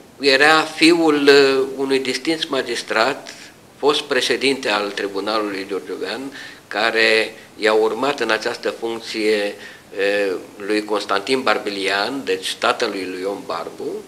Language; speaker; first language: Romanian; native; Romanian